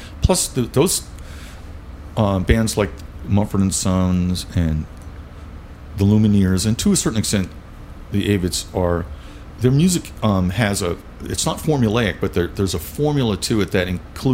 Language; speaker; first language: English; native; English